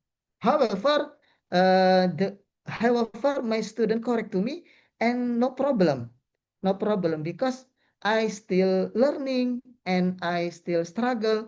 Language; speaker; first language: English; non-native, learner; Indonesian